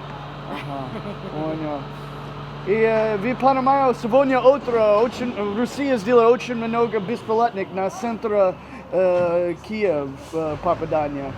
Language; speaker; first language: Russian; non-native, learner; English